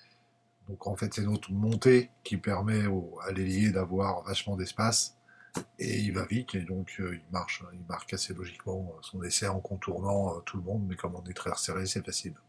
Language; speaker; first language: French; native; French